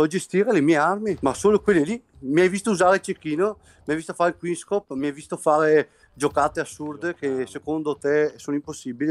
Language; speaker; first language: Italian; native; Italian